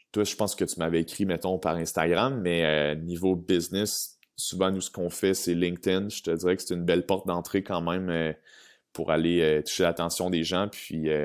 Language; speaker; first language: French; native; French